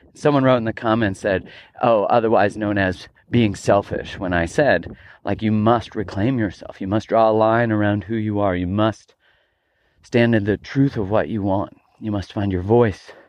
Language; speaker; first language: English; native; English